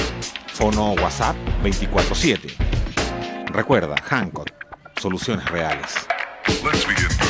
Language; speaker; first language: Spanish; native; Spanish